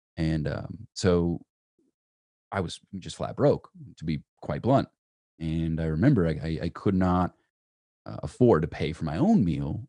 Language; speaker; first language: English; native; English